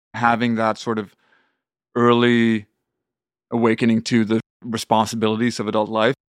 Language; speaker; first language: English; non-native, fluent; Swedish